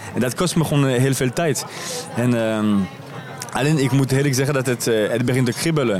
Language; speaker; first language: Dutch; non-native, fluent; French